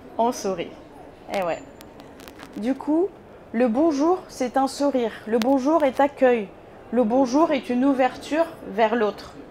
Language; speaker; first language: French; non-native, fluent; Bulgarian